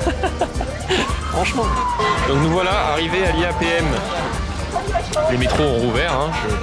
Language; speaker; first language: French; native; French